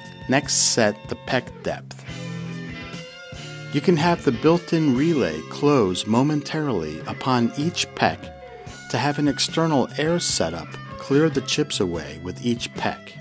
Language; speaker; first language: English; native; English